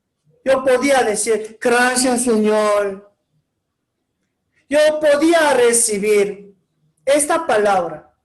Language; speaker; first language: Spanish; non-native, learner; Korean